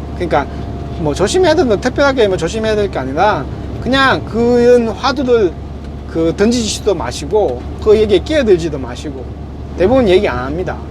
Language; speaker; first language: Korean; native; Korean